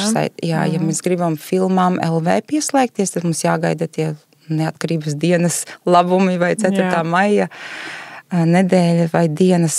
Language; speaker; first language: Latvian; early bilingual, heritage; Latvian